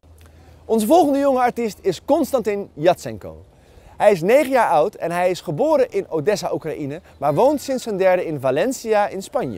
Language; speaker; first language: Dutch; native; Dutch